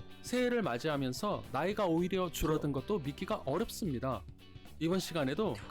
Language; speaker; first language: Korean; native; Korean